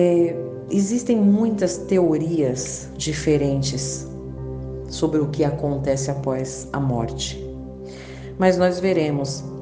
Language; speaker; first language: Portuguese; native; Portuguese